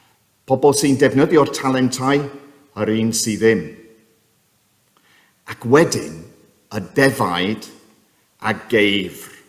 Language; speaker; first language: Welsh; non-native, fluent; English